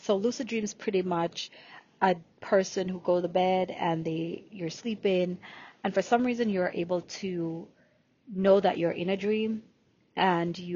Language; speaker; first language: English; non-native, local second language; Jamaican Creole English